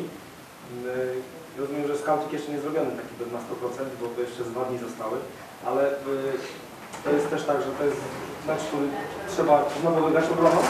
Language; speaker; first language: Polish; native; Polish